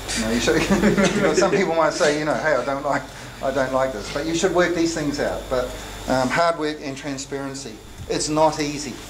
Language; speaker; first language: English; native; English